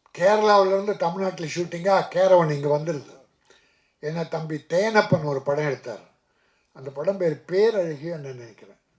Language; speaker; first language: Tamil; native; Tamil